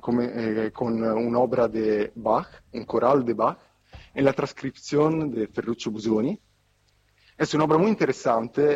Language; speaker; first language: Spanish; non-native, fluent; Italian